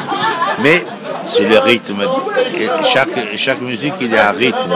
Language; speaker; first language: French; non-native, fluent; Italian